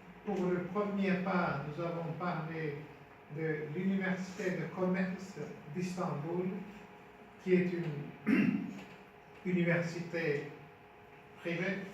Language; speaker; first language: French; non-native, fluent; Turkish